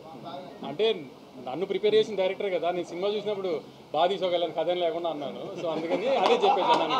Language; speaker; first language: Telugu; native; Telugu